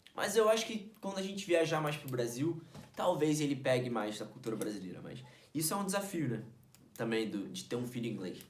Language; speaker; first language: Portuguese; native; Portuguese